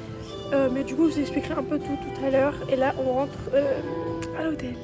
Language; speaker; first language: French; native; French